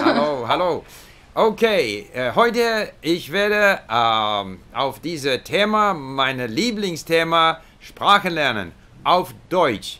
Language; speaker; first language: German; non-native, learner; English